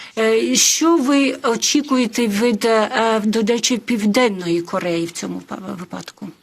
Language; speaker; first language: Ukrainian; non-native, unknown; Japanese